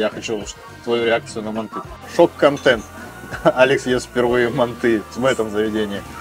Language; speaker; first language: Russian; native; Russian